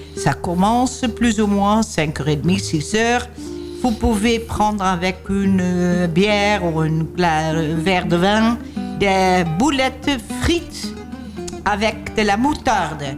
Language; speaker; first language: French; non-native, learner; Dutch